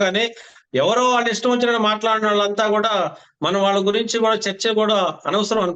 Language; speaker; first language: Telugu; native; Telugu